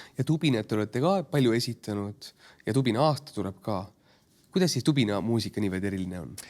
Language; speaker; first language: Estonian; native; Estonian